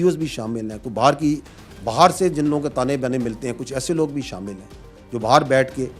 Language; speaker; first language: Urdu; native; Urdu